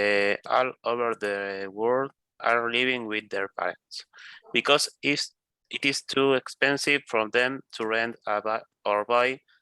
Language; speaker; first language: English; non-native, learner; Spanish